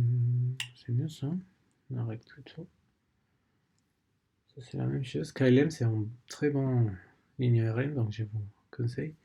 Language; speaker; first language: French; non-native, learner; Spanish